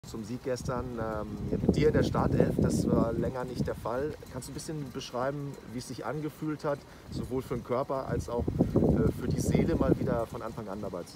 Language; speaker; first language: German; native; German